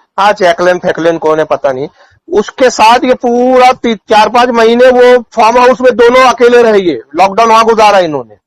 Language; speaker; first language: Urdu; native; Urdu